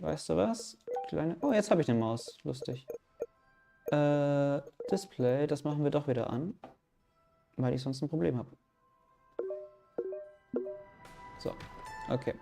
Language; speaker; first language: German; native; German